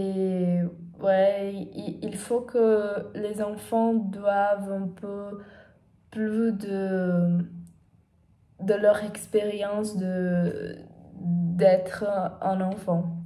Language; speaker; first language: French; non-native, learner; Portuguese